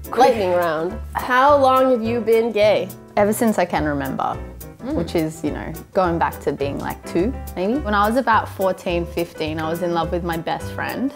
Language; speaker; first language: English; native; English